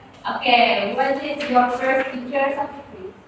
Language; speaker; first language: English; non-native, fluent; Indonesian